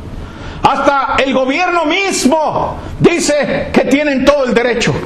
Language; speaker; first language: Spanish; native; Spanish